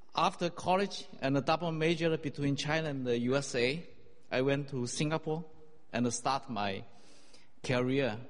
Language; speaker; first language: English; non-native, fluent; Chinese